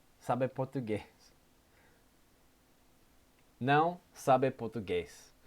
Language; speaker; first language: Portuguese; non-native, learner; English